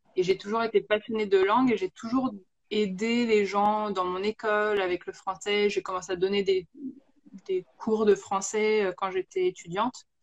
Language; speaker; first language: French; native; French